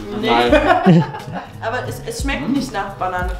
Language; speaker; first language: German; non-native, learner; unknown